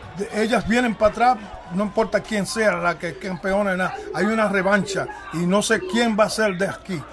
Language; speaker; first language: Spanish; early bilingual, heritage; Spanish